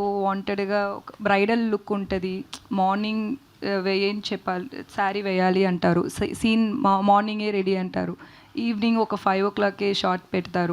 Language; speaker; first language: Telugu; non-native, learner; Tamil